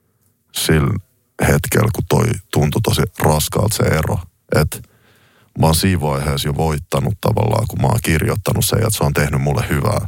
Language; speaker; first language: Finnish; native; Finnish